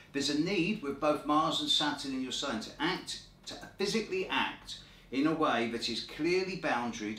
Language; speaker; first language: English; native; English